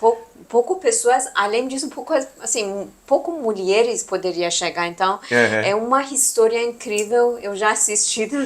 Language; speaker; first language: Portuguese; non-native, learner; Persian